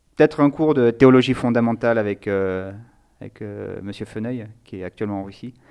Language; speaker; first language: French; native; French